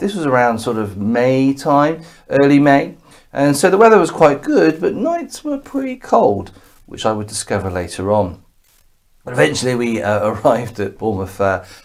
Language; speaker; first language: English; native; English